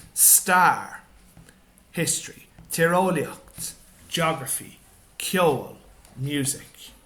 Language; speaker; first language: Irish; non-native, local second language; English